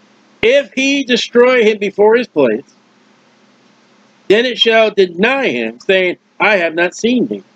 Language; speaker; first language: English; native; English